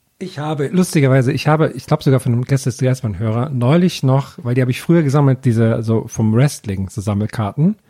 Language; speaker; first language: German; native; German